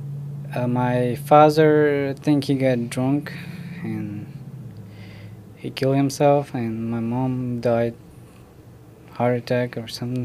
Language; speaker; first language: English; non-native, learner; Ukrainian